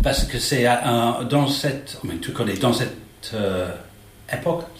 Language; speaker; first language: French; non-native, learner; English